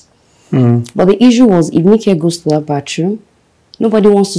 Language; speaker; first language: English; non-native, local second language; Yoruba